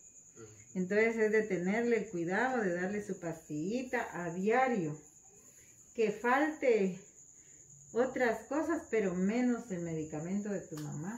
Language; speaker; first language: Spanish; native; Spanish